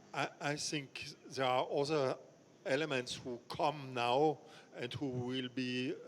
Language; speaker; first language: English; non-native, fluent; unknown